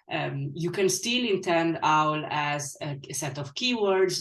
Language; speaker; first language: English; non-native, fluent; Italian